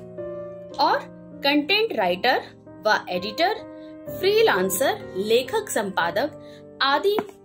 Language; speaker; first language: Hindi; native; Hindi